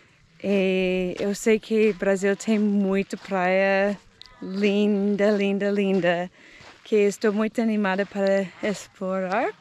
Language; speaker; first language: Portuguese; non-native, learner; English